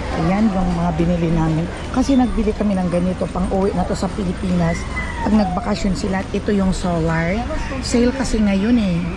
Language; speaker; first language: Filipino; non-native, local second language; Cebuano